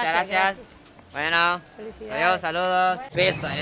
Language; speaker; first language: Spanish; non-native, fluent; English